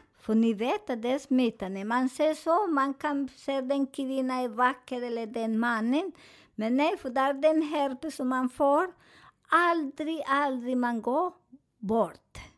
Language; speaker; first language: Swedish; non-native, fluent; Spanish